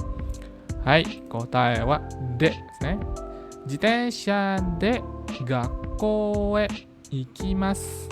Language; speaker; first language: Japanese; non-native, fluent; Indonesian